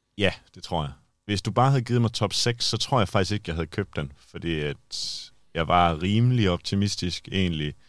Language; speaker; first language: Danish; native; Danish